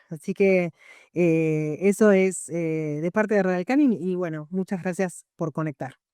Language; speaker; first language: Spanish; native; Spanish